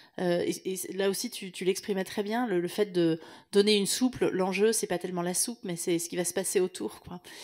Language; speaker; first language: French; native; French